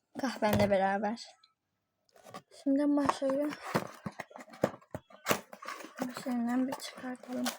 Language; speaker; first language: Turkish; native; Turkish